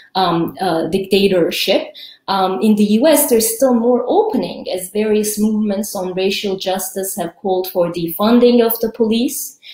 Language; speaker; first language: English; early bilingual, other home language; Kurdish